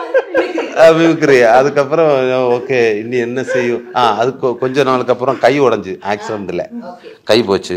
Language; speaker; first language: Tamil; non-native, learner; Malayalam